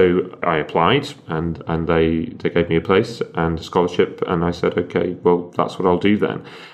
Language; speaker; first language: English; native; English